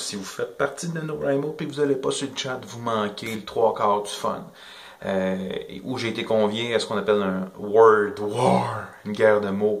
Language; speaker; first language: French; native; French